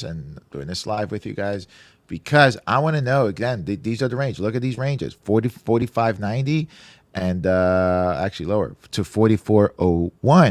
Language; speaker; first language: English; native; English